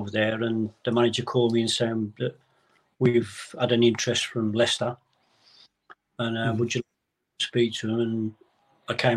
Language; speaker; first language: English; native; English